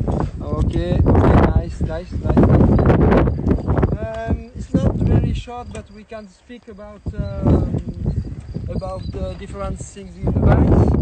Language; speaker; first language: English; non-native, learner; French